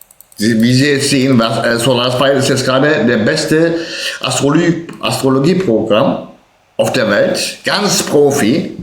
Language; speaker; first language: German; early bilingual, other home language; Turkish